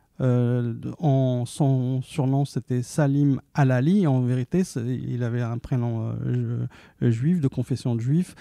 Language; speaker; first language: French; early bilingual, other home language; Arabic